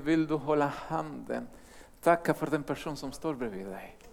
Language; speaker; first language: Swedish; non-native, fluent; Spanish